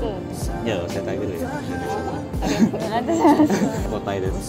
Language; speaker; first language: Japanese; non-native, fluent; Indonesian